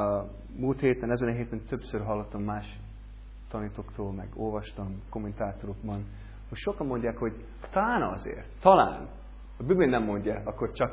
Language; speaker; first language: Hungarian; non-native, learner; English